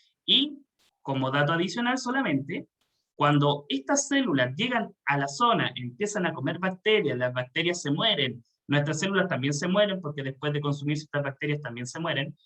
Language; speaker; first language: Spanish; native; Spanish